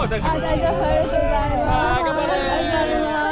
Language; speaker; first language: Japanese; native; Japanese